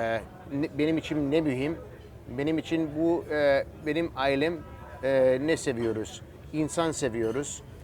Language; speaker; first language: Turkish; early bilingual, heritage; Turkish